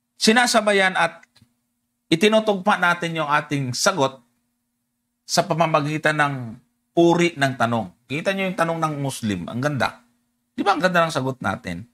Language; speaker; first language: Filipino; non-native, local second language; Cebuano